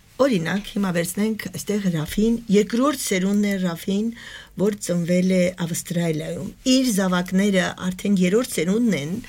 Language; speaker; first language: Armenian; native; Armenian